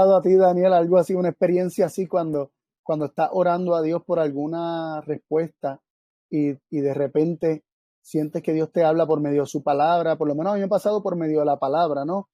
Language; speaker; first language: Spanish; native; Spanish